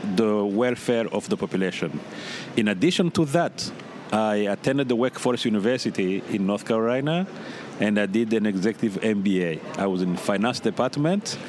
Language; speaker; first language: English; non-native, fluent; Rundi